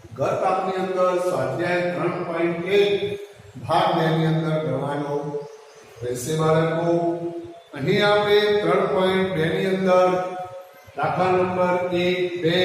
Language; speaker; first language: Gujarati; native; Gujarati